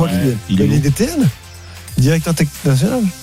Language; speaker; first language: French; native; French